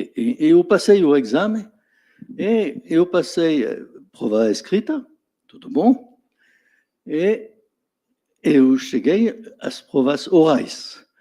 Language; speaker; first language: Portuguese; non-native, fluent; French